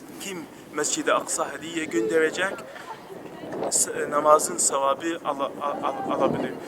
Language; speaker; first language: Turkish; non-native, learner; Arabic